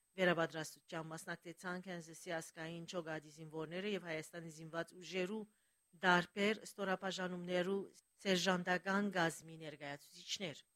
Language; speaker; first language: Armenian; early bilingual, heritage; Armenian